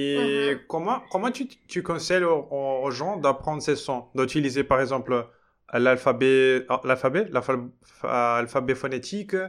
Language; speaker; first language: French; non-native, fluent; Portuguese